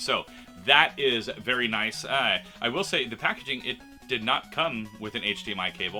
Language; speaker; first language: English; native; English